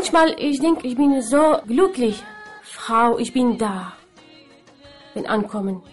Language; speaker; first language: German; non-native, learner; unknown